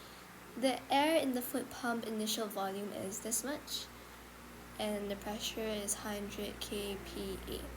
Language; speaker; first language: English; non-native, local second language; Malay